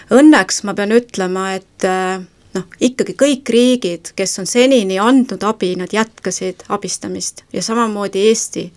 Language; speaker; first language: Estonian; native; Estonian